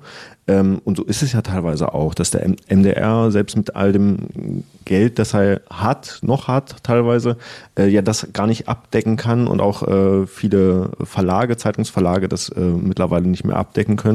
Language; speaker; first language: German; native; German